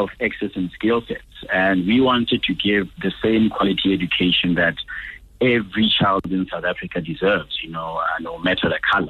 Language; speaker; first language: English; non-native, local second language; Tswana